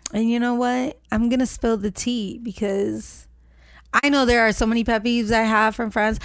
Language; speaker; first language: English; early bilingual, other home language; Spanish